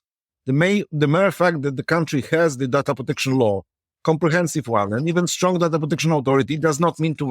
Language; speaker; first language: English; non-native, fluent; Polish